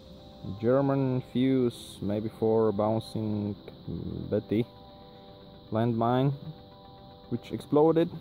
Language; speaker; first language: English; non-native, learner; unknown